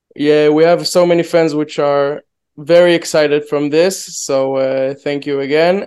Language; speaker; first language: English; non-native, fluent; Hebrew